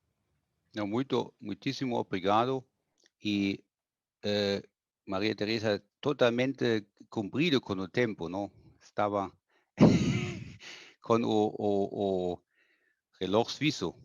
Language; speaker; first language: Portuguese; non-native, fluent; German